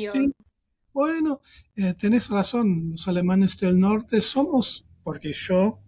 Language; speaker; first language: Spanish; non-native, fluent; German